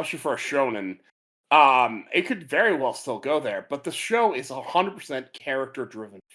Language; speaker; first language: English; native; English